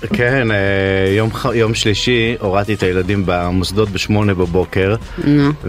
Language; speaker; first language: Hebrew; native; Hebrew